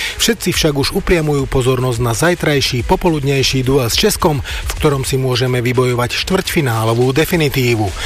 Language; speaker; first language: Slovak; native; Slovak